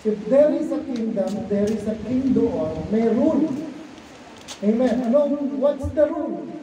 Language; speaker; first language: English; non-native, local second language; Filipino